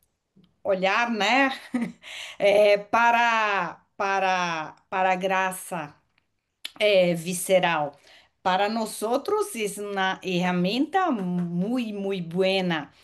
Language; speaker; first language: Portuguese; non-native, learner; Spanish